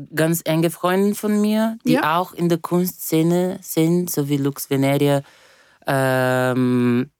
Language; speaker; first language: German; non-native, fluent; Portuguese